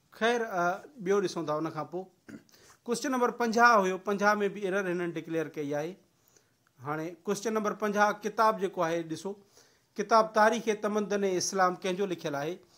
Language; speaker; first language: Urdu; non-native, local second language; Sindhi